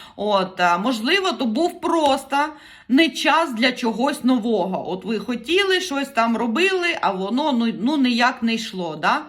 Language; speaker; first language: Ukrainian; non-native, local second language; Russian